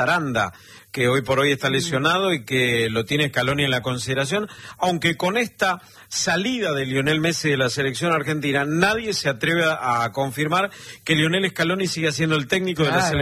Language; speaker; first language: Spanish; native; Spanish